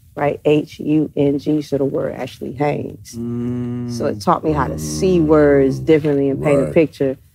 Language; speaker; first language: English; native; English